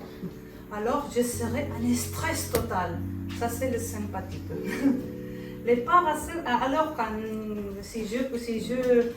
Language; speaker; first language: French; non-native, fluent; Spanish